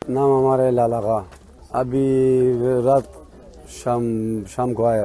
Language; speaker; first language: Hindi; non-native, learner; Pashto